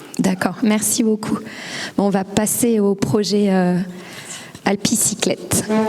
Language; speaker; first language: French; native; French